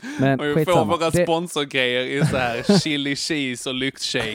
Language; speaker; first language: Swedish; native; Swedish